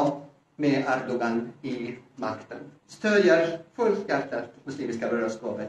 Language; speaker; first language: Swedish; non-native, fluent; Arabic